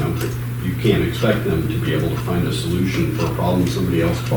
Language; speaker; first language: English; native; English